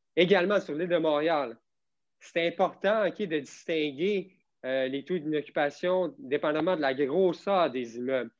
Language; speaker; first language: French; native; French